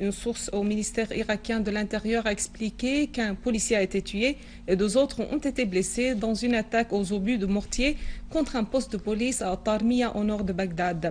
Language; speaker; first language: French; non-native, fluent; Arabic